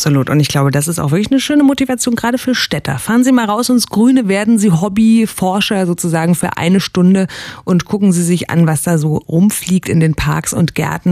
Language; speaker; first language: German; native; German